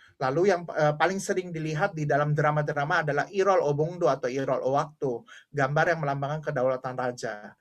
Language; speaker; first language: Indonesian; native; Indonesian